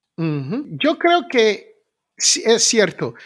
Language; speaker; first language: Spanish; early bilingual, heritage; Spanish